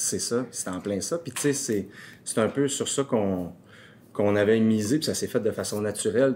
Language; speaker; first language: French; native; French